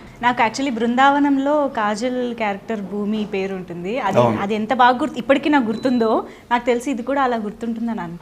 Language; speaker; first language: Telugu; native; Telugu